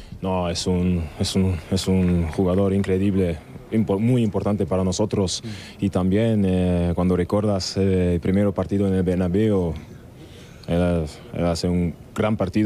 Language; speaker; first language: Spanish; non-native, fluent; German